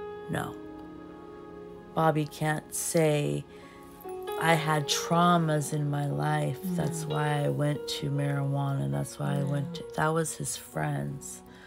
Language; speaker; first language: English; early bilingual, other home language; Portuguese